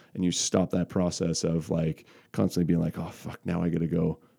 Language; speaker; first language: English; native; English